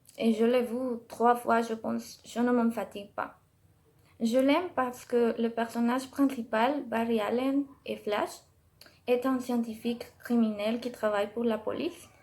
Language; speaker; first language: French; non-native, learner; Spanish